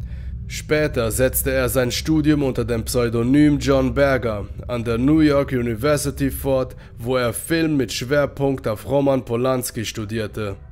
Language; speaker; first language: German; native; German